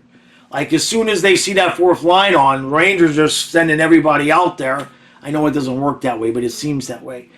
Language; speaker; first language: English; native; English